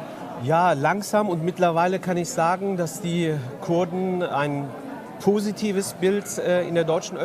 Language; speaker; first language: German; early bilingual, other home language; Kurdish